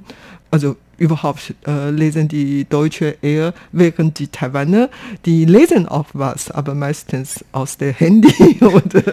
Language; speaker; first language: German; non-native, fluent; Chinese